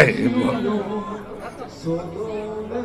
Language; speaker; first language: Japanese; native; Japanese